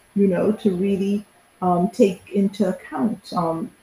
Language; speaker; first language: English; native; English